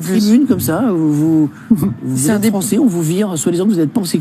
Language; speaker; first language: French; native; French